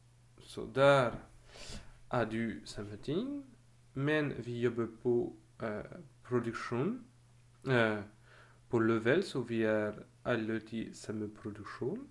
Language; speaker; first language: Norwegian; non-native, learner; French